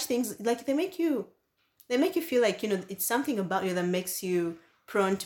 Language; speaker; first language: English; non-native, local second language; Ganda